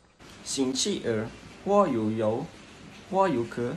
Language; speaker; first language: Chinese; non-native, learner; Malay